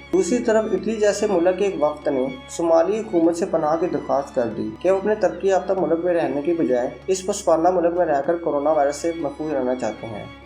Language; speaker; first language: Urdu; native; Urdu